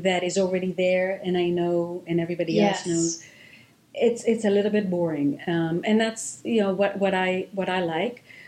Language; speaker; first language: English; non-native, fluent; Hebrew